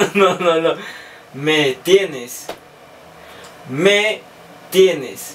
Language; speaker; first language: Spanish; native; Spanish